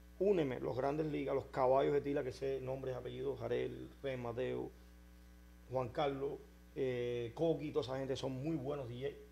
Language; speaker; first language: Spanish; native; Spanish